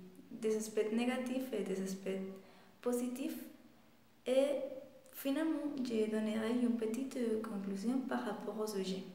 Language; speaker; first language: French; non-native, fluent; Spanish